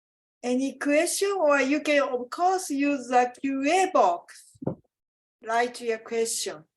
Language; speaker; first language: English; non-native, fluent; Japanese